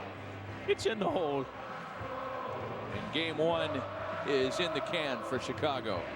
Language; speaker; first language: English; native; English